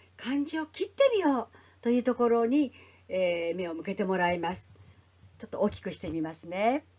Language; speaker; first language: Japanese; native; Japanese